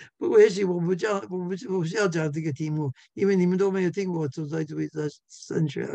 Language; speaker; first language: Chinese; non-native, fluent; English